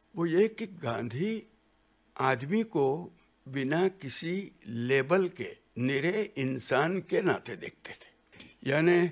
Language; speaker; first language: Hindi; non-native, local second language; Gujarati